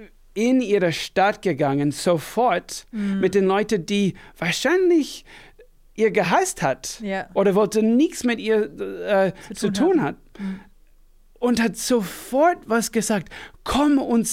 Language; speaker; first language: German; non-native, fluent; English